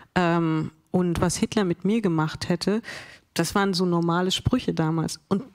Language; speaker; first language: German; native; German